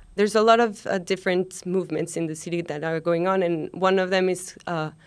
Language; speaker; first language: English; non-native, fluent; Spanish